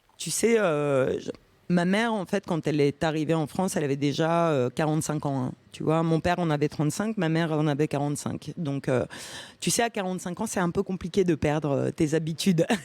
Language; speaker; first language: French; early bilingual, other home language; Romanian